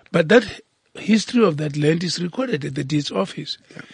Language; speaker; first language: English; non-native, local second language; Southern Sotho